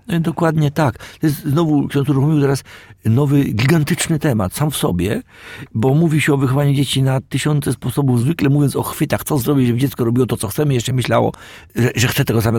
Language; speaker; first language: Polish; native; Polish